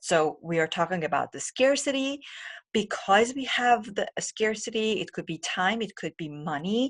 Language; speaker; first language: English; non-native, fluent; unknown